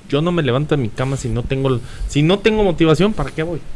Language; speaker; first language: Spanish; native; Spanish